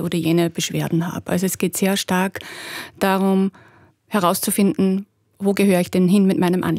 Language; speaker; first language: German; native; German